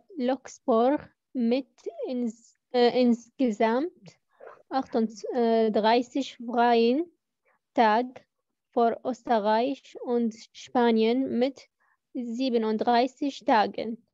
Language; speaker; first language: German; non-native, learner; Arabic